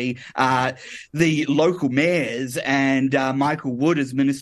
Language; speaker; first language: English; native; English